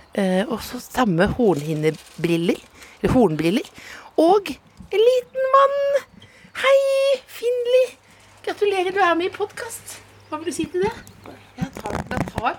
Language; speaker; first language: Norwegian; native; Norwegian